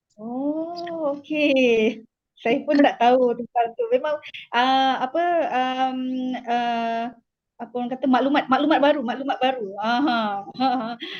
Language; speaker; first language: Malay; native; Malay